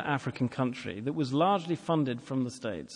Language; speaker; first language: English; native; English